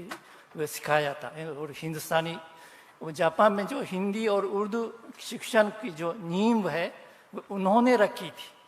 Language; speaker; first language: Hindi; non-native, fluent; Japanese